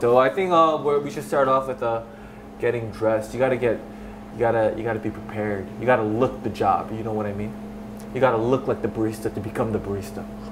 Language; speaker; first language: English; early bilingual, other home language; Korean